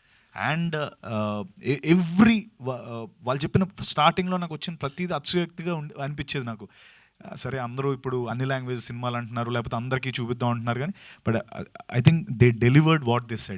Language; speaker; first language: Telugu; native; Telugu